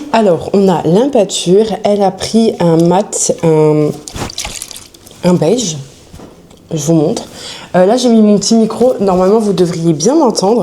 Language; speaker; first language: French; native; French